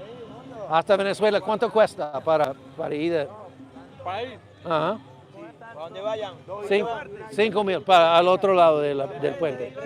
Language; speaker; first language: Spanish; non-native, learner; English